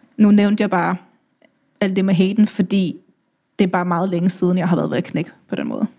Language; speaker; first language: Danish; early bilingual, other home language; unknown